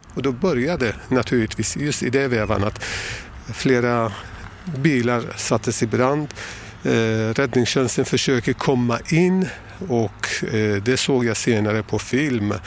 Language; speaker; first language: Swedish; non-native, fluent; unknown